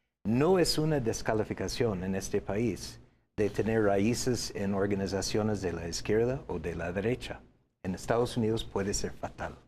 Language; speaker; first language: Spanish; non-native, fluent; English